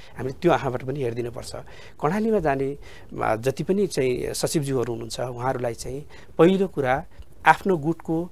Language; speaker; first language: Nepali; native; Nepali